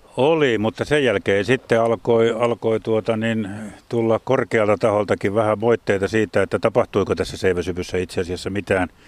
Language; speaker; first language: Finnish; native; Finnish